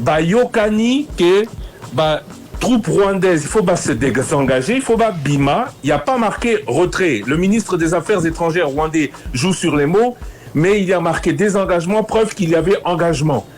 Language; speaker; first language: French; non-native, local second language; Lingala